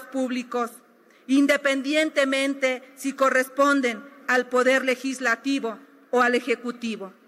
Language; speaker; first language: Spanish; native; Spanish